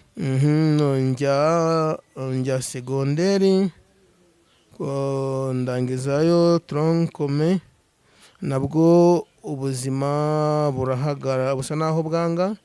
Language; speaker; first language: Kinyarwanda; native; Kinyarwanda